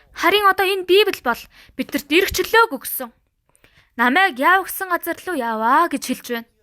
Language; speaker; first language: Mongolian; native; Mongolian